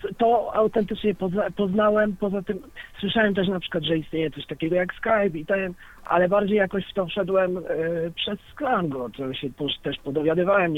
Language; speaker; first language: Polish; native; Polish